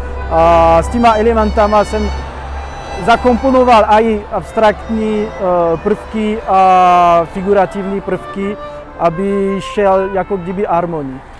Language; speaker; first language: Czech; non-native, fluent; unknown